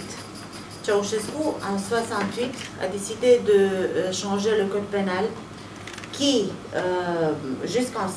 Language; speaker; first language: French; non-native, fluent; Romanian